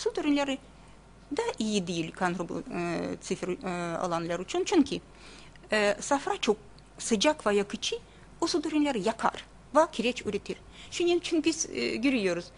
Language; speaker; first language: Turkish; non-native, fluent; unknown